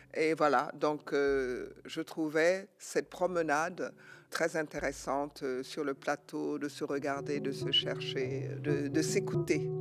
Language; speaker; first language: French; non-native, local second language; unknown